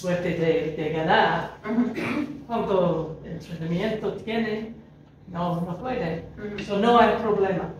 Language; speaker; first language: Spanish; non-native, fluent; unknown